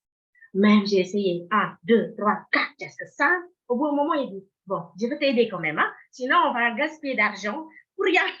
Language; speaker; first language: French; non-native, fluent; Indonesian